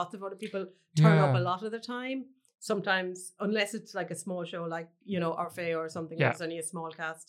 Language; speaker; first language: English; native; English